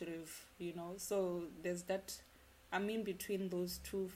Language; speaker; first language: English; non-native, local second language; Venda